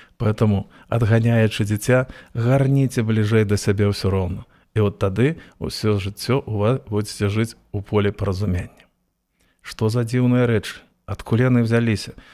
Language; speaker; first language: Belarusian; native; Belarusian